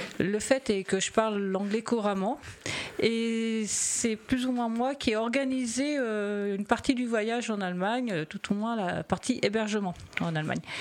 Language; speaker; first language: French; native; French